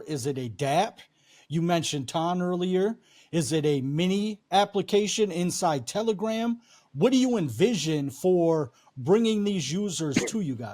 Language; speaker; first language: English; native; English